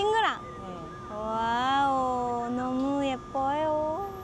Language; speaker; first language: Korean; non-native, learner; Japanese